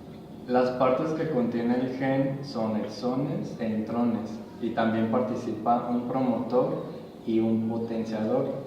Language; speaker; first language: Spanish; native; Spanish